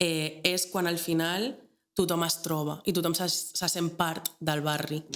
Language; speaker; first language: Catalan; native; Catalan